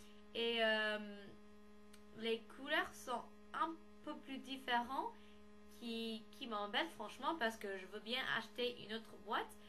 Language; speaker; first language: French; non-native, learner; English